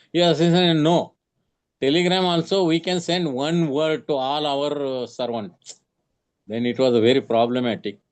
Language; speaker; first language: English; non-native, local second language; Marathi